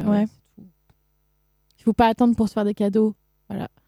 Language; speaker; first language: French; native; French